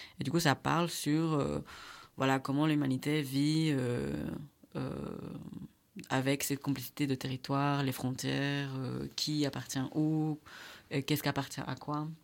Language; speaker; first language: French; non-native, fluent; Spanish